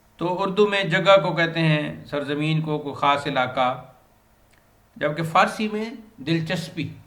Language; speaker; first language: Urdu; non-native, local second language; Punjabi